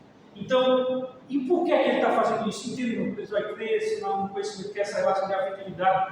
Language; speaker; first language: Portuguese; native; Portuguese